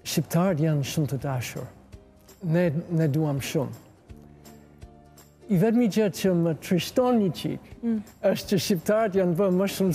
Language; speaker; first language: Albanian; non-native, learner; English